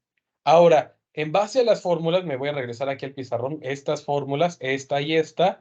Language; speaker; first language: Spanish; native; Spanish